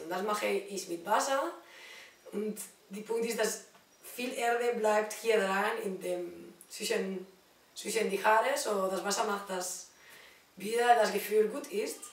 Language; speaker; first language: German; non-native, learner; Spanish